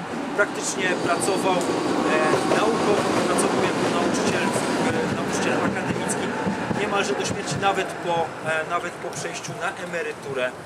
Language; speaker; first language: Polish; native; Polish